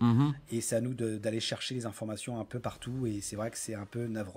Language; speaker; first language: French; native; French